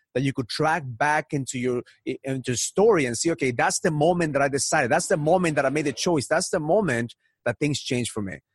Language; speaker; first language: English; early bilingual, other home language; Spanish